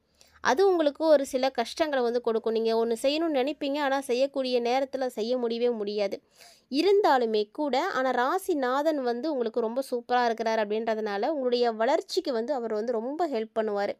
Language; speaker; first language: Tamil; native; Tamil